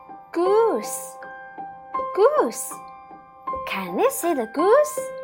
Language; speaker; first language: English; non-native, fluent; Chinese